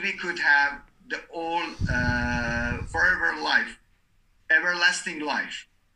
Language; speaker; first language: English; non-native, learner; Persian